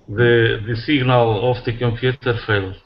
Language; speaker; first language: English; non-native, learner; Portuguese